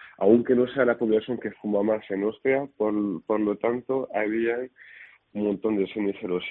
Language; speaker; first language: Spanish; non-native, fluent; French